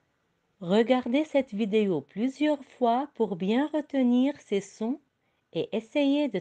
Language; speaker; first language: French; non-native, local second language; Arabic